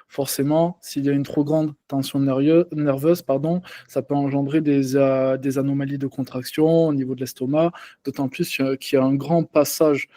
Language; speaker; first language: French; native; French